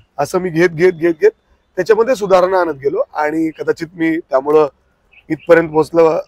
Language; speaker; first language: Marathi; early bilingual, other home language; Punjabi